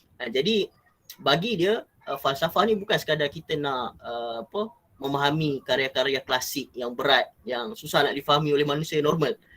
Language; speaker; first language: Malay; native; Malay